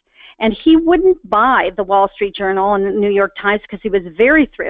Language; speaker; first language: English; native; English